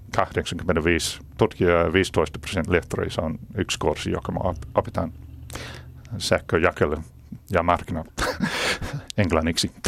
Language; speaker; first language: Finnish; non-native, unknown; English